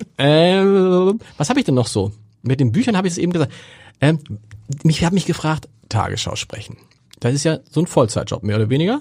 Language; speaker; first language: German; native; German